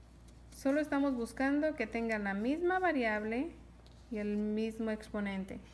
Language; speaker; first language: Spanish; early bilingual, heritage; Spanish